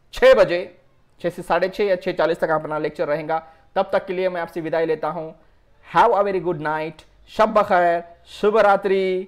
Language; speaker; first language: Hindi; non-native, local second language; Marathi